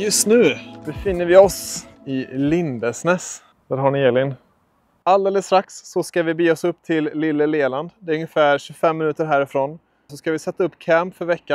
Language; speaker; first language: Swedish; native; Swedish